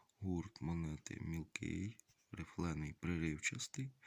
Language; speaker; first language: Ukrainian; native; Ukrainian